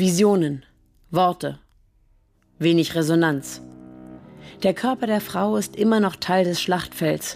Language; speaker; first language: German; native; German